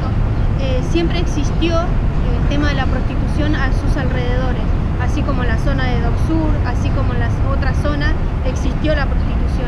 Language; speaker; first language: Spanish; native; Spanish